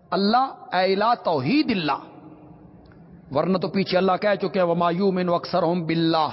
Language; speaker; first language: Urdu; non-native, local second language; Punjabi